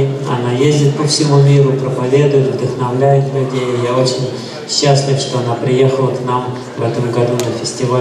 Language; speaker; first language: Russian; native; Russian